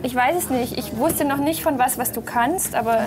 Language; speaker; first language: German; native; German